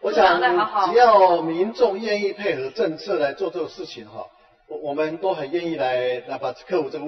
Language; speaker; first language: Chinese; native; Chinese